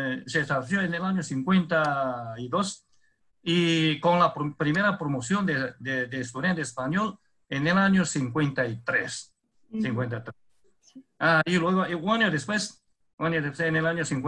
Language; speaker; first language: Spanish; non-native, fluent; Chinese